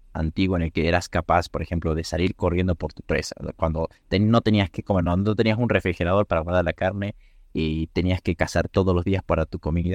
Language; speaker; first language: Spanish; native; Spanish